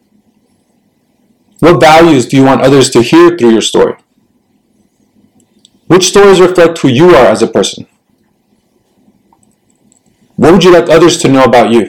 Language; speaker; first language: English; early bilingual, other home language; Spanish